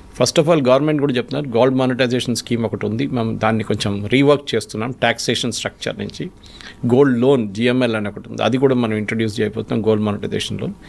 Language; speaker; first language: Telugu; non-native, local second language; Malayalam